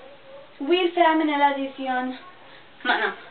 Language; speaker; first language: French; non-native, learner; English